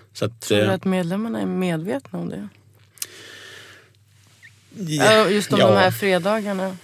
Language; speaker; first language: Swedish; native; Swedish